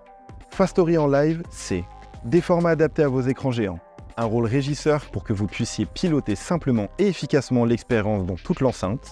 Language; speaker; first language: French; native; French